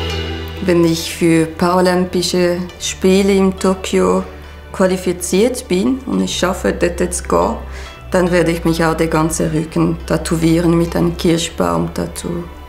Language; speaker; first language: German; non-native, local second language; French